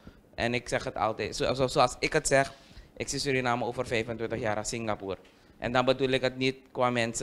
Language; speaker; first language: Dutch; native; Dutch